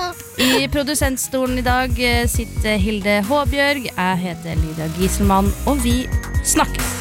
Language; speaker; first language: Norwegian; native; Norwegian